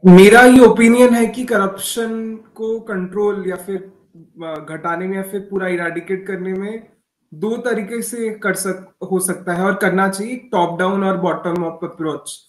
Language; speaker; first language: Hindi; non-native, local second language; Odia